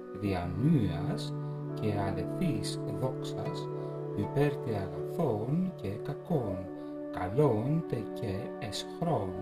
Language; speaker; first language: Greek; non-native, learner; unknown